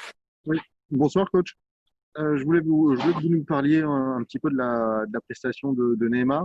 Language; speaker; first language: French; native; French